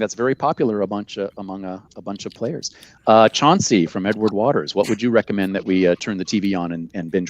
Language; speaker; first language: English; native; English